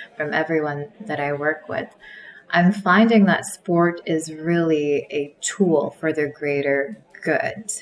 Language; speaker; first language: English; native; English